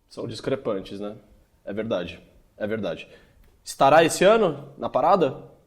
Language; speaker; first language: Portuguese; native; Portuguese